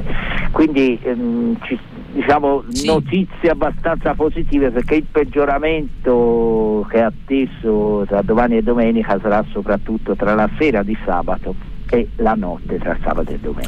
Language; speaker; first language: Italian; native; Italian